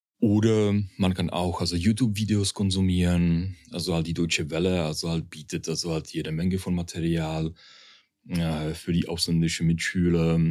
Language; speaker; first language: German; early bilingual, heritage; Czech